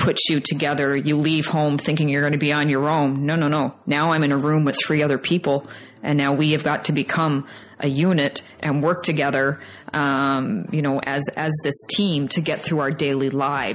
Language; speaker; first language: English; native; English